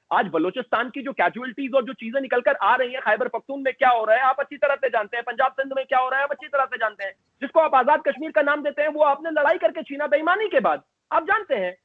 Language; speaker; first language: Hindi; native; Hindi